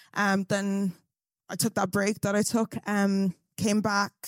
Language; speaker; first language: English; native; English